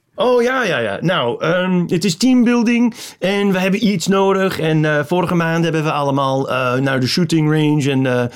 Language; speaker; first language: Dutch; non-native, fluent; English